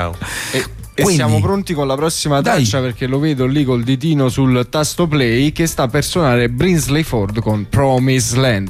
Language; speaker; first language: Italian; native; Italian